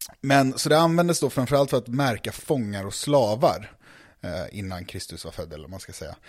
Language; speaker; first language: Swedish; native; Swedish